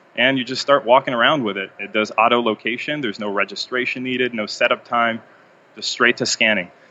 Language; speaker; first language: English; non-native, fluent; Hebrew